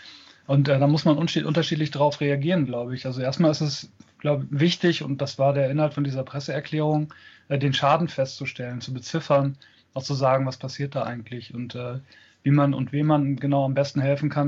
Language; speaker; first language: German; native; German